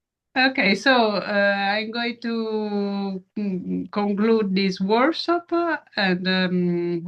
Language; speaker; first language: English; non-native, fluent; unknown